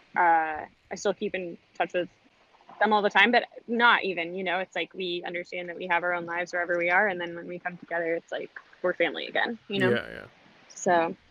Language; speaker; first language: English; native; English